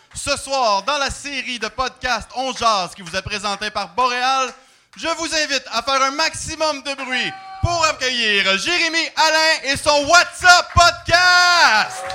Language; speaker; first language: French; native; French